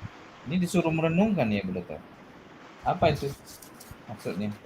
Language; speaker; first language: Indonesian; native; Indonesian